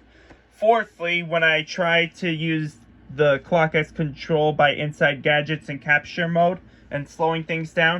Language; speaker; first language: English; native; English